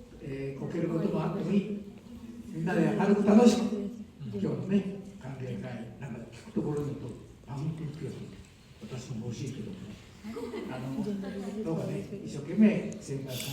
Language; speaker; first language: Japanese; native; Japanese